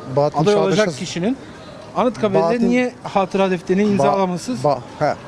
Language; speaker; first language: Turkish; native; Turkish